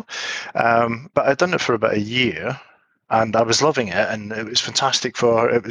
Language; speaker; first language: English; native; English